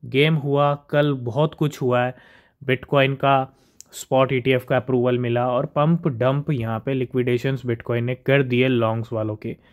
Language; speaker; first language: Hindi; native; Hindi